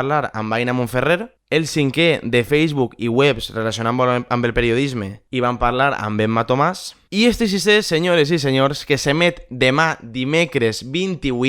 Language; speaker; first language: Catalan; native; Catalan